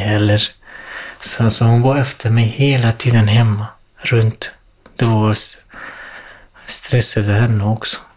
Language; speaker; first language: Swedish; non-native, learner; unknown